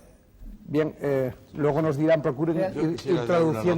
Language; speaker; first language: Spanish; native; Spanish